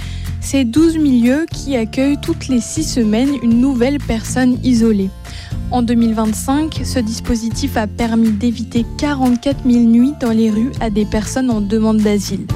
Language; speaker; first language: French; native; French